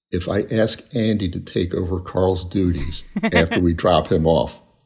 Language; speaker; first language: English; native; English